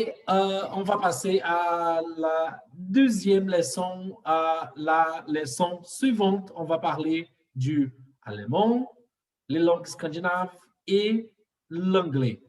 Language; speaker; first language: French; non-native, fluent; Portuguese